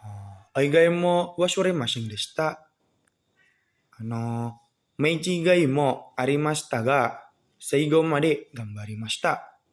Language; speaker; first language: Japanese; non-native, learner; Indonesian